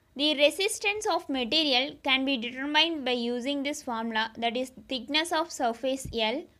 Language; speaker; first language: English; non-native, local second language; Tamil